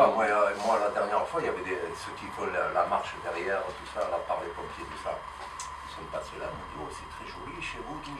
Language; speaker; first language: French; native; French